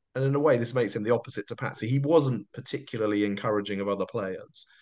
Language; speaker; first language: English; native; English